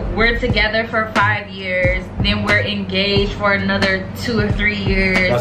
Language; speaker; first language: English; native; English